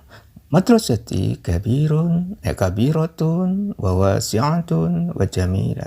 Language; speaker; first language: Arabic; non-native, fluent; Indonesian